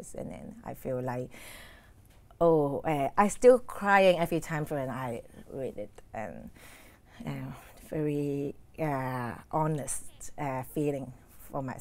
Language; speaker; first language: English; non-native, learner; Cantonese